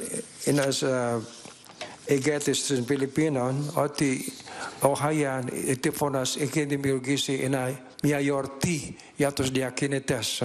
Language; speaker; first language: Greek; non-native, learner; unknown